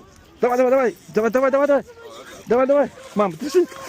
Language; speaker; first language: Russian; early bilingual, heritage; Russian